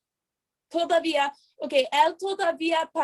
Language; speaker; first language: Spanish; non-native, learner; English